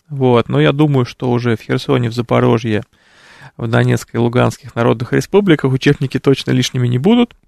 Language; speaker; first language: Russian; native; Russian